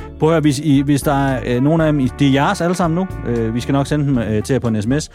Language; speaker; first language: Danish; native; Danish